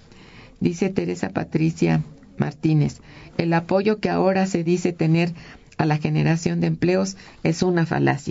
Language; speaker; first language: Spanish; native; Spanish